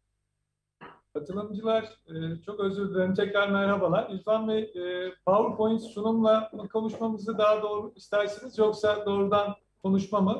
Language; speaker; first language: Turkish; native; Turkish